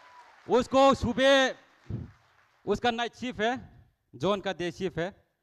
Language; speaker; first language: Hindi; non-native, local second language; Kok Borok